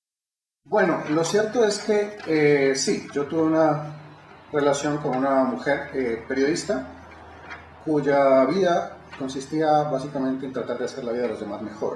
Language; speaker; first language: Spanish; native; Spanish